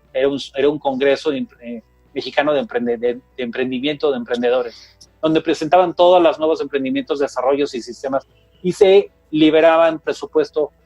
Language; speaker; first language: Spanish; native; Spanish